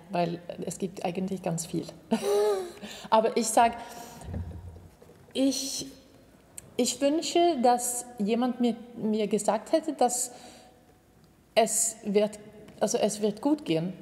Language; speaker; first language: German; non-native, fluent; Swedish